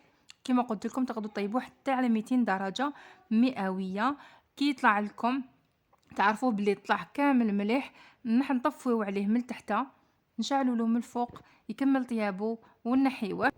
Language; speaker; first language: Arabic; native; Arabic